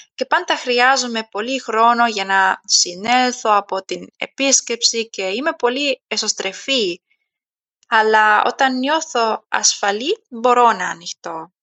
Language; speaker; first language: Greek; non-native, fluent; German